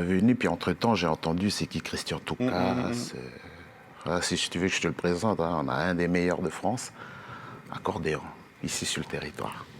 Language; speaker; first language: French; native; French